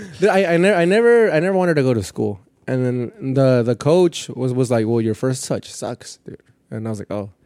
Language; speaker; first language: English; early bilingual, other home language; Spanish